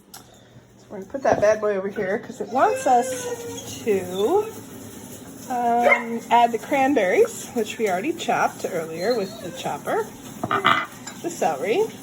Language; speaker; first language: English; native; English